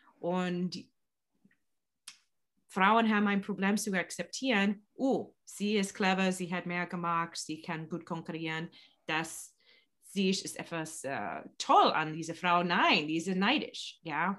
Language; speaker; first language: German; non-native, learner; English